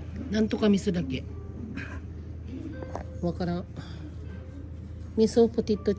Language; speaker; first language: Japanese; non-native, fluent; Filipino